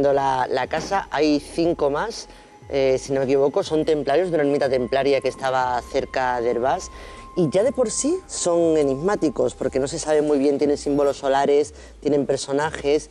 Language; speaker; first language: Spanish; native; Spanish